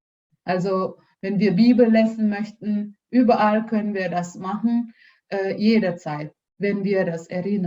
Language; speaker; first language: German; non-native, learner; Indonesian